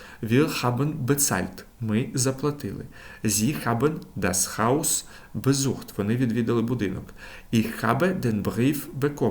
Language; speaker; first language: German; non-native, fluent; Ukrainian